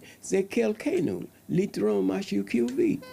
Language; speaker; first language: Hebrew; non-native, learner; English